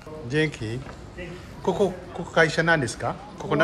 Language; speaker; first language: Japanese; non-native, learner; English